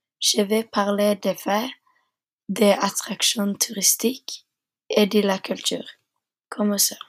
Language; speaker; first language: French; non-native, learner; Norwegian